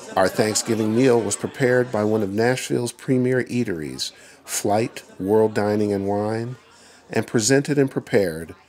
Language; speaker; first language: English; native; English